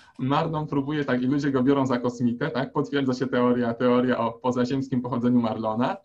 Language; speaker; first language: Polish; native; Polish